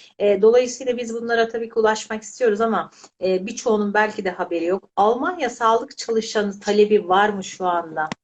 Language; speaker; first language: Turkish; native; Turkish